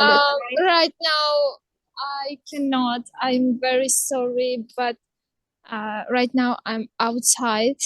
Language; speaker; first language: English; non-native, fluent; Uzbek